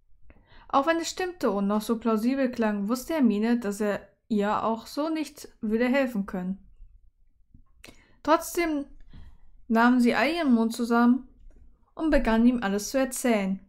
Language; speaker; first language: German; native; German